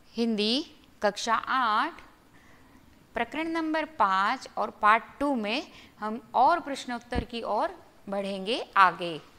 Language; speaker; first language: Hindi; non-native, local second language; Gujarati